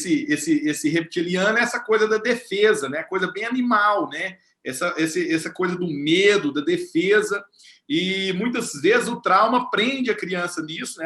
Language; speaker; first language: Portuguese; native; Portuguese